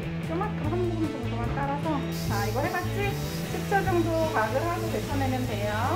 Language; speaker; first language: Korean; native; Korean